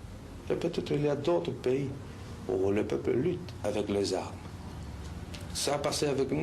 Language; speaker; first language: French; non-native, fluent; Spanish